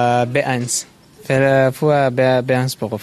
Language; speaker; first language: German; non-native, learner; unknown